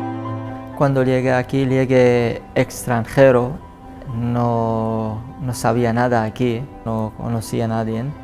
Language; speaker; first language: Spanish; non-native, learner; Arabic